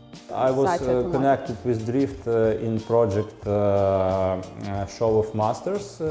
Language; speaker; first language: English; non-native, learner; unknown